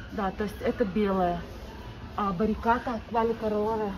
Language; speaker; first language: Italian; non-native, fluent; Russian